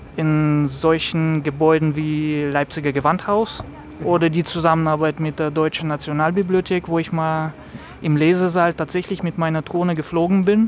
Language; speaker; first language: German; non-native, fluent; Russian